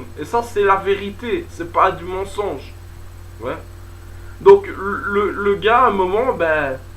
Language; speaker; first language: French; native; French